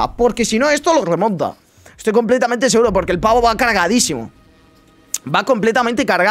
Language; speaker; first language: Spanish; native; Spanish